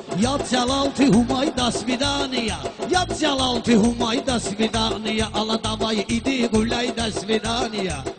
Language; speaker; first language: Russian; non-native, learner; Azerbaijani